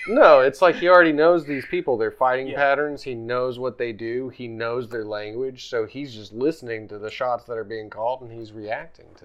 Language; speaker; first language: English; native; English